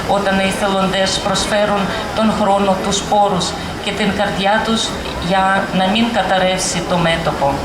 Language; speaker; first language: Greek; non-native, fluent; Ukrainian